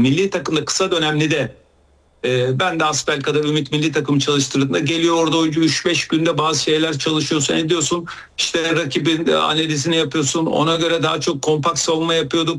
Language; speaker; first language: Turkish; native; Turkish